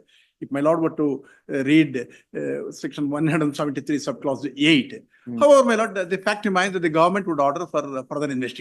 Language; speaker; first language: English; non-native, local second language; Kannada